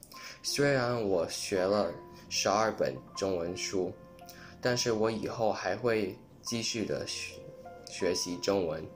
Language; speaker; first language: Chinese; early bilingual, heritage; Chinese